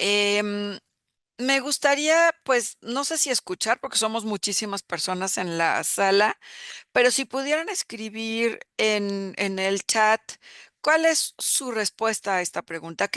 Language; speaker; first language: Spanish; native; Spanish